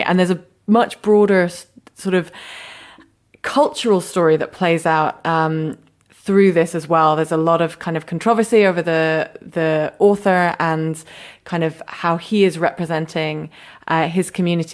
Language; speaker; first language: English; native; English